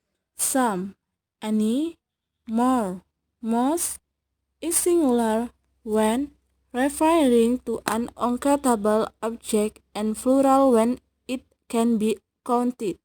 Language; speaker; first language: English; non-native, learner; Indonesian